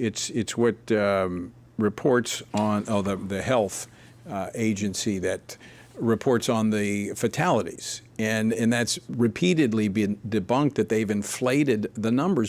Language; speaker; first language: English; native; English